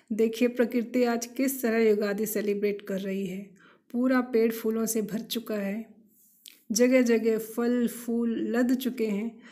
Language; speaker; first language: Hindi; non-native, local second language; Kannada